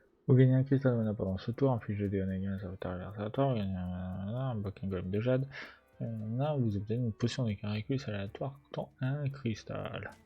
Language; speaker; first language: French; native; French